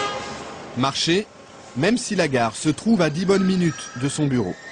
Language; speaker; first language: French; native; French